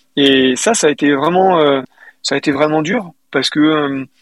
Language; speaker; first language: French; native; French